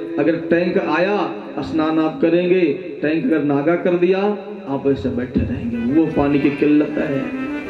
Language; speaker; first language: Hindi; native; Hindi